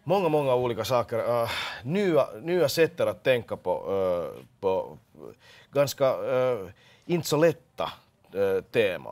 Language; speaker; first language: Swedish; non-native, local second language; Finnish